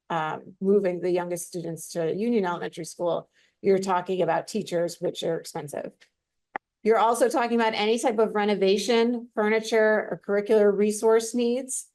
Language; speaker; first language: English; native; English